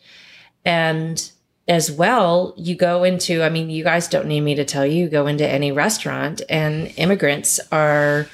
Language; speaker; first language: English; native; English